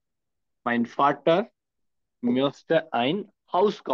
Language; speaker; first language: German; non-native, fluent; Hindi